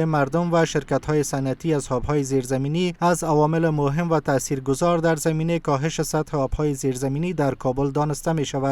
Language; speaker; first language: Persian; native; Persian